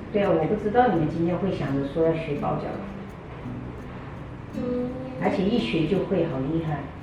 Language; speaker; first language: Chinese; native; Chinese